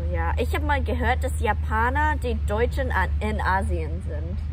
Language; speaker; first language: German; non-native, fluent; Japanese